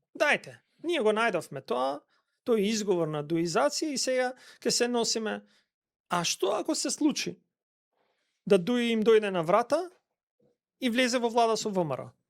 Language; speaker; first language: Macedonian; non-native, local second language; Albanian